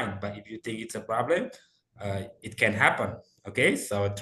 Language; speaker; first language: English; non-native, fluent; Indonesian